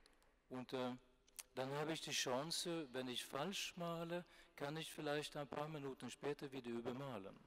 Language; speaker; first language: German; non-native, fluent; Swedish